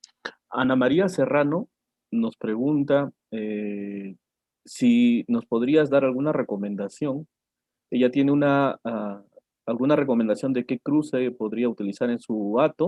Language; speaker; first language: Spanish; native; Spanish